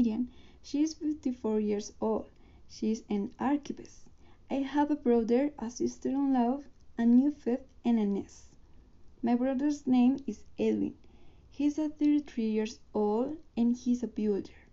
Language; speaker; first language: English; non-native, learner; Spanish